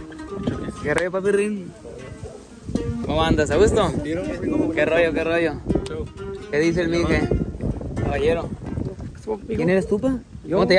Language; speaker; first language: Spanish; early bilingual, heritage; Spanish